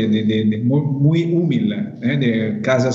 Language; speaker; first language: Spanish; non-native, fluent; Italian